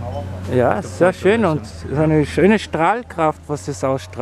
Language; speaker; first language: German; native; German